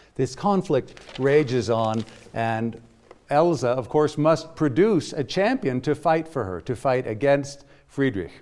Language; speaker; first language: English; native; English